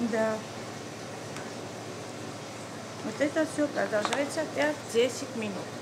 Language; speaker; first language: Russian; non-native, fluent; Georgian